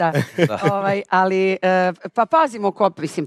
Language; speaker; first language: Bosnian; native; Bosnian